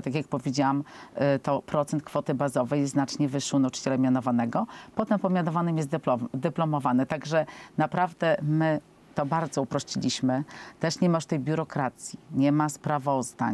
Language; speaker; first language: Polish; native; Polish